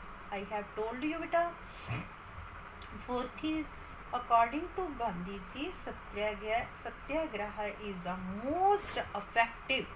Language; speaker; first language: English; non-native, local second language; Hindi